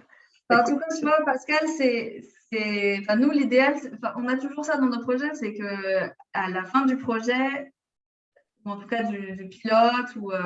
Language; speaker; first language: French; native; French